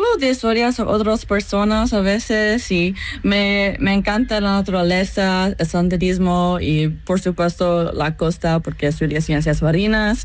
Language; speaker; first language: Spanish; non-native, learner; English